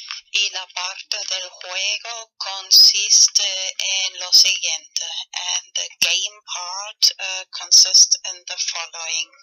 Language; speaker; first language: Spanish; non-native, fluent; German